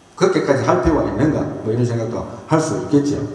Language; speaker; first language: Korean; native; Korean